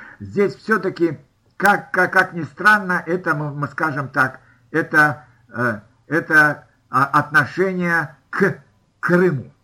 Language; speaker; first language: Russian; native; Russian